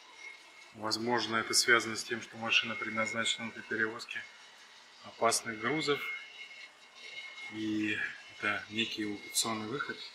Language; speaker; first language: Russian; native; Russian